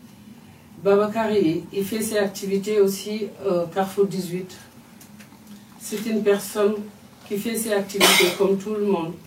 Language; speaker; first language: French; non-native, fluent; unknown